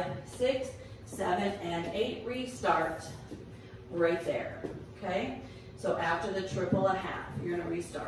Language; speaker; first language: English; native; English